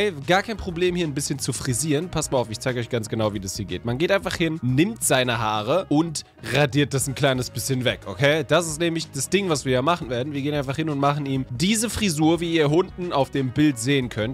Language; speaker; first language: German; native; German